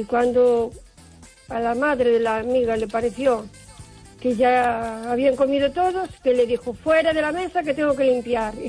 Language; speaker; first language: Spanish; native; Spanish